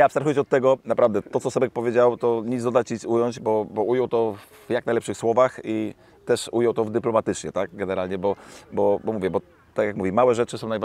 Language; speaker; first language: Polish; native; Polish